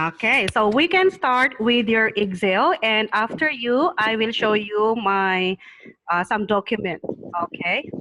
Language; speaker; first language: English; non-native, learner; Thai